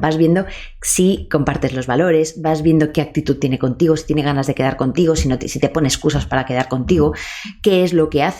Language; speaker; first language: Spanish; native; Spanish